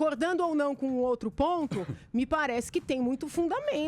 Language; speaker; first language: Portuguese; native; Portuguese